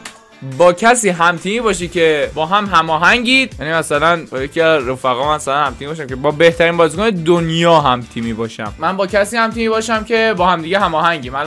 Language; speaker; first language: Persian; native; Persian